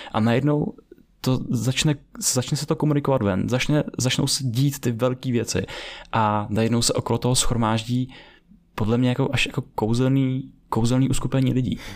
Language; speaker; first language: Czech; native; Czech